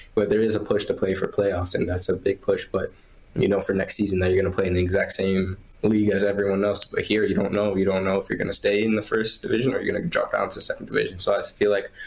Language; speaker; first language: English; native; English